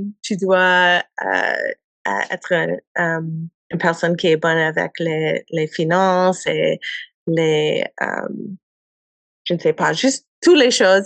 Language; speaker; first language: French; non-native, learner; English